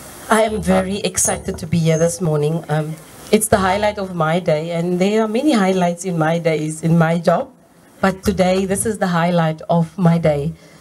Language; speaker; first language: English; non-native, local second language; Afrikaans